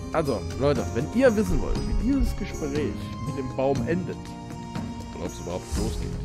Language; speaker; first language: German; native; German